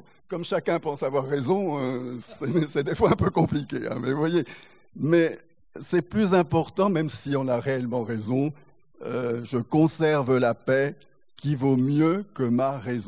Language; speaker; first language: French; native; French